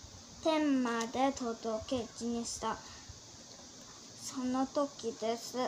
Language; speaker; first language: Japanese; early bilingual, heritage; Korean